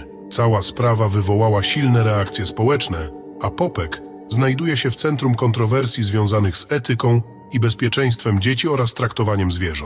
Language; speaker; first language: Polish; native; Polish